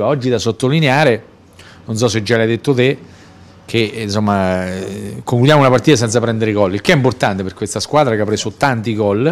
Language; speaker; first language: Italian; native; Italian